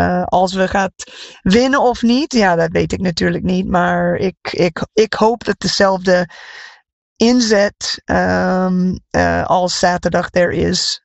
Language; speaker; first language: Dutch; non-native, fluent; English